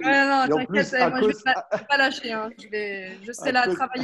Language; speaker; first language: French; native; French